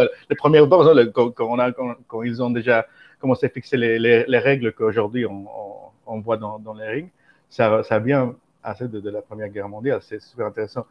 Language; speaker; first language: French; non-native, fluent; Spanish